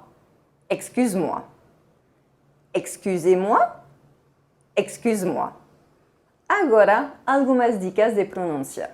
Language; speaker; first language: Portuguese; non-native, fluent; French